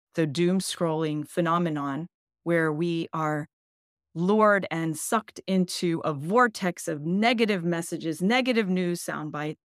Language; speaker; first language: English; early bilingual, other home language; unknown